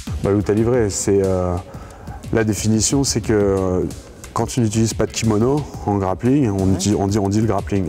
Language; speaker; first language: French; native; French